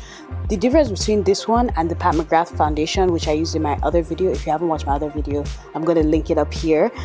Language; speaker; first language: English; native; English